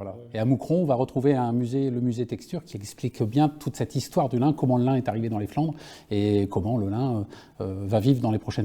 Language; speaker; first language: French; native; French